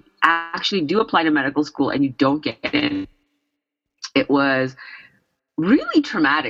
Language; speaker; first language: English; native; English